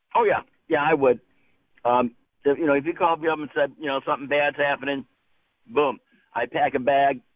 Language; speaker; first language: English; native; English